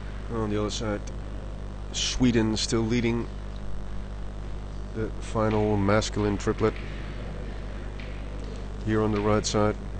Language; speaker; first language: English; non-native, fluent; Dutch